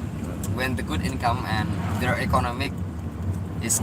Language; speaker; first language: English; non-native, learner; Indonesian